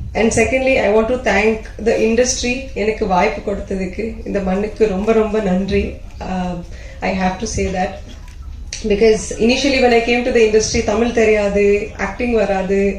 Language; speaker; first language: Tamil; non-native, fluent; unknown